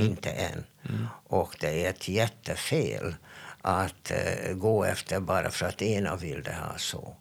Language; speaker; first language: Swedish; non-native, fluent; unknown